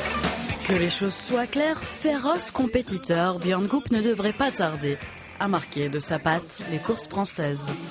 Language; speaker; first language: French; native; French